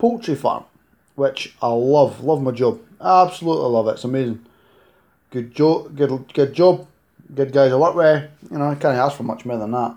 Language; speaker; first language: English; native; English